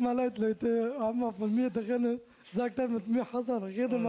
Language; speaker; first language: German; non-native, learner; Turkish